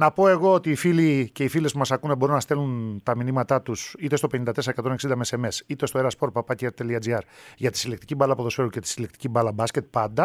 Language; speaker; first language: Greek; native; Greek